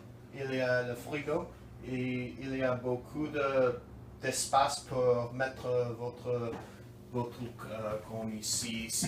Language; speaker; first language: French; non-native, learner; English